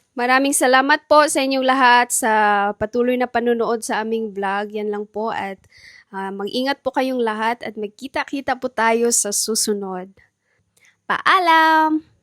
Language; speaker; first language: Filipino; native; Filipino